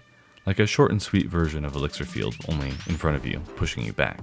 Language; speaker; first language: English; native; English